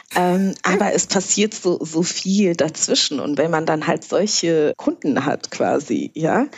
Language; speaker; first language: German; early bilingual, other home language; Kinyarwanda